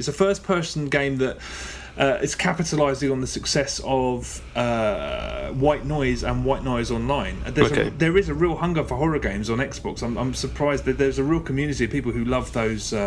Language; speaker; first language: English; native; English